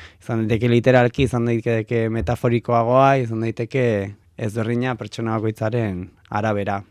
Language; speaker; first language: Basque; native; Basque